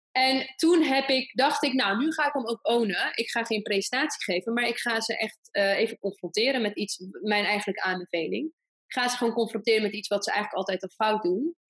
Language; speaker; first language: Dutch; early bilingual, other home language; Persian